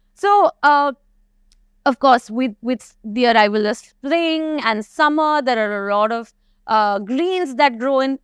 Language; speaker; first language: English; non-native, local second language; Kashmiri